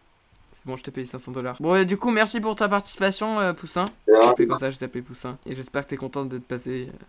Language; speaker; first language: French; native; French